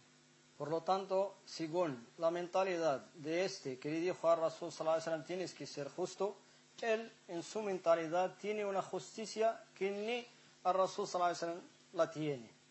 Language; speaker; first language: Spanish; non-native, fluent; Arabic